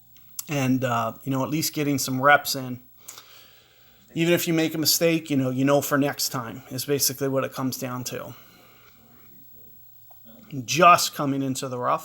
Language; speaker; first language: English; native; English